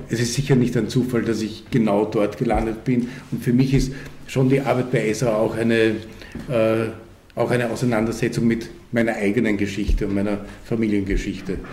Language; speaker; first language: German; early bilingual, other home language; Hungarian